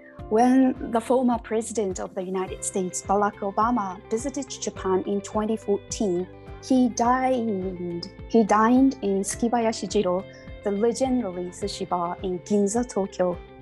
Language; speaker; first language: English; non-native, fluent; Japanese